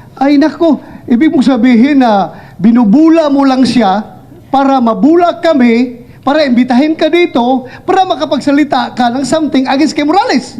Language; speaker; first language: Filipino; non-native, local second language; Cebuano